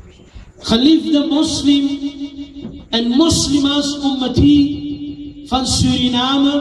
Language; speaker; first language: Dutch; non-native, local second language; Urdu